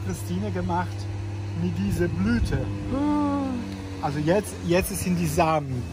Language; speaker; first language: German; non-native, fluent; Italian